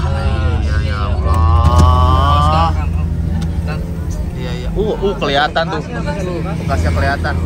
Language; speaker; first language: Indonesian; native; Indonesian